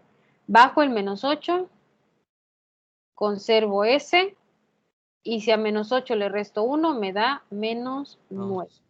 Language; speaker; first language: Spanish; native; Spanish